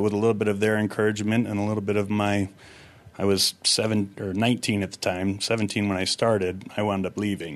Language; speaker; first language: English; native; English